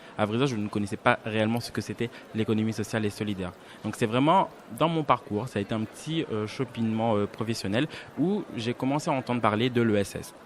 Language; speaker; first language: French; native; French